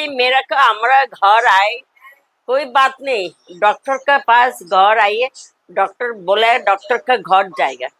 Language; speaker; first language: Hindi; non-native, local second language; Bangla